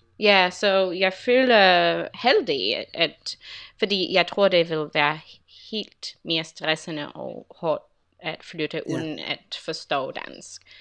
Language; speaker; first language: Danish; non-native, learner; English